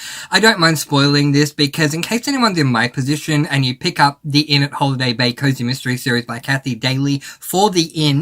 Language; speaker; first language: English; native; English